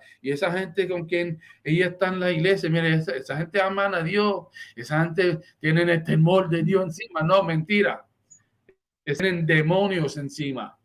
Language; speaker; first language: Spanish; early bilingual, heritage; Spanish